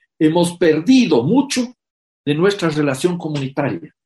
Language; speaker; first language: Spanish; native; Spanish